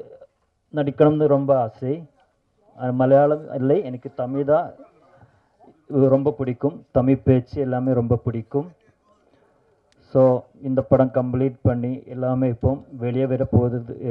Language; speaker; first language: Tamil; non-native, learner; Malayalam